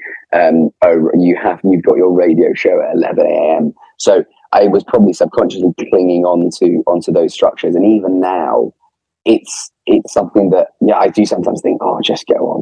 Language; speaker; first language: English; native; English